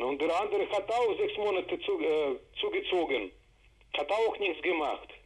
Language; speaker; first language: German; non-native, fluent; Russian